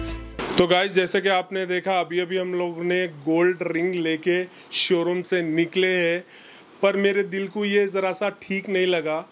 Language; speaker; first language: Hindi; native; Hindi